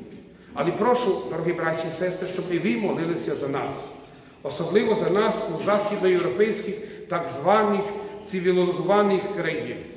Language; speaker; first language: Ukrainian; non-native, fluent; Croatian